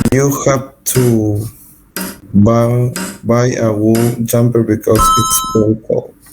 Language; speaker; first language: English; non-native, learner; Spanish